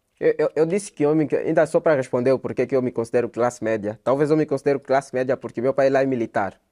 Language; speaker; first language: Portuguese; native; Portuguese